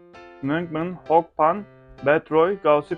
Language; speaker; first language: Thai; non-native, learner; Turkish